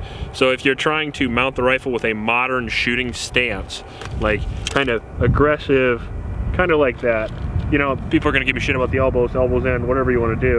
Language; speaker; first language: English; native; English